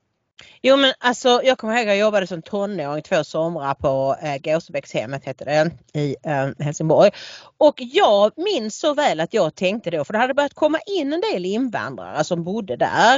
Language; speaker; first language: Swedish; native; Swedish